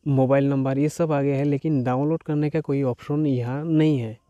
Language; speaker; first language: Hindi; non-native, local second language; Bangla